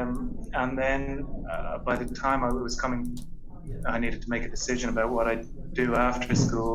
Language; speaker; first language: English; native; English